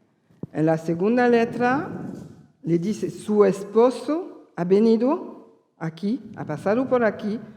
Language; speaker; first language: Spanish; early bilingual, heritage; Spanish